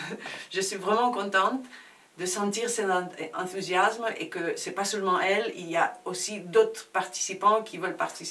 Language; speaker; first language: French; non-native, fluent; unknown